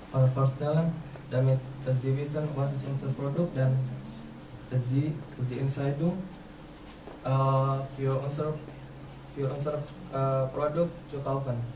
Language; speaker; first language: German; non-native, learner; Indonesian